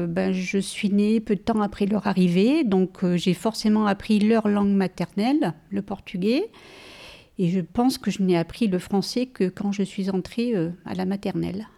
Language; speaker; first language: French; early bilingual, other home language; Portuguese